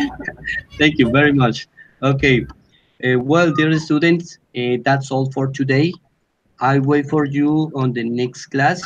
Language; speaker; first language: English; non-native, learner; Spanish